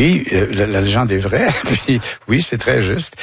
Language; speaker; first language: French; native; French